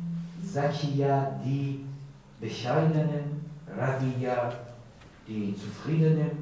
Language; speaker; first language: German; non-native, learner; Persian